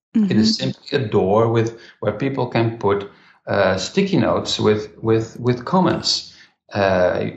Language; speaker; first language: English; non-native, fluent; Dutch